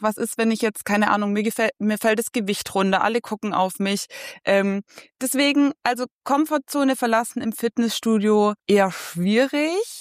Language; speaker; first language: German; native; German